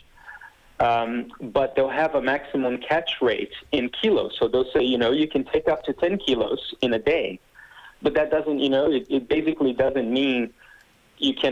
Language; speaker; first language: English; non-native, fluent; Portuguese